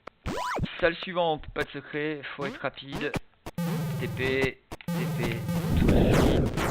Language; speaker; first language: French; native; French